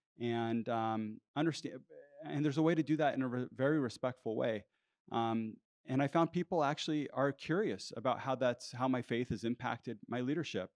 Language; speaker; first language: English; early bilingual, heritage; English